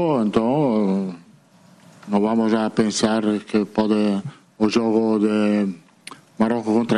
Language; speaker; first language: Portuguese; non-native, fluent; Italian